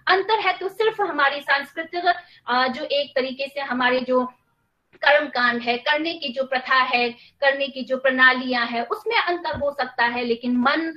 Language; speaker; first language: Hindi; non-native, local second language; Nepali